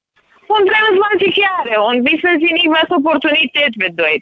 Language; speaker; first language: German; non-native, learner; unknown